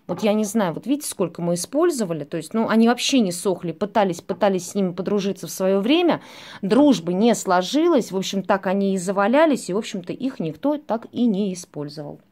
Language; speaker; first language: Russian; native; Russian